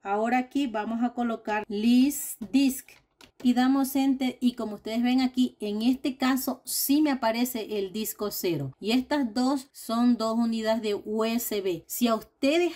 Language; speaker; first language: Spanish; native; Spanish